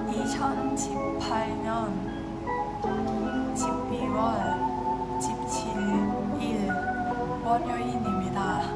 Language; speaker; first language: Korean; non-native, learner; Thai